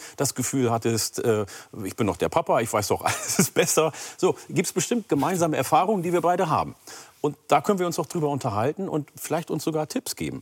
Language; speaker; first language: German; early bilingual, other home language; Oromo